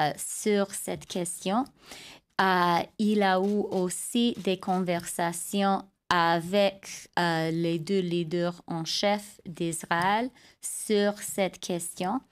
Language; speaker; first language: French; non-native, fluent; English